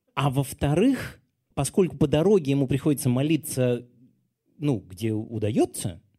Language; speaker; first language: Russian; native; Russian